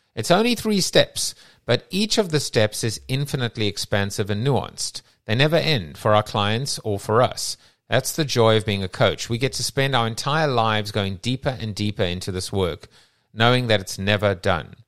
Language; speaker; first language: English; native; English